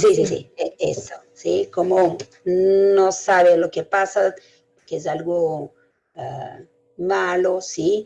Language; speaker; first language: Spanish; non-native, fluent; Portuguese